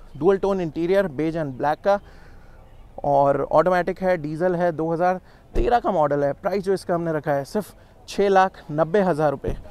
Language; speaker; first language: Hindi; native; Hindi